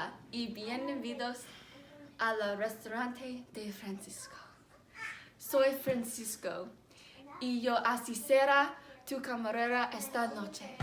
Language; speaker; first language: Spanish; non-native, learner; English